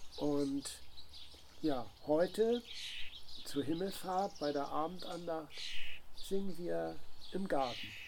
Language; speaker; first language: German; native; German